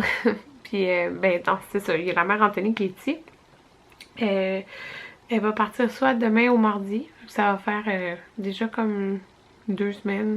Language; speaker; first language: French; native; French